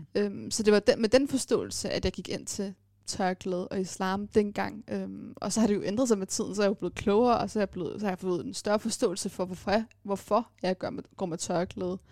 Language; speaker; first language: Danish; early bilingual, other home language; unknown